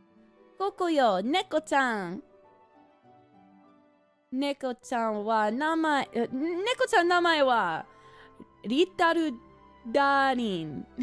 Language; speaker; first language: Japanese; non-native, learner; English